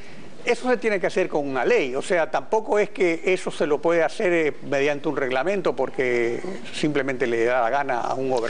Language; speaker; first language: Spanish; native; Spanish